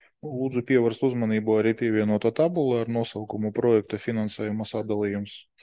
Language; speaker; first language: Latvian; non-native, local second language; Russian